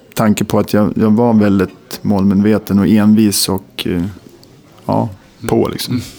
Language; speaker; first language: Swedish; native; Swedish